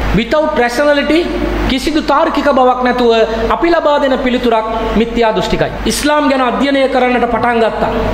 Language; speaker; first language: Sinhala; non-native, local second language; Tamil